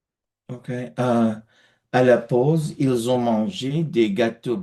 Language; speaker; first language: French; non-native, learner; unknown